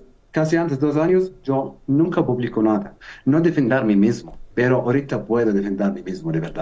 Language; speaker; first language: Spanish; non-native, learner; Arabic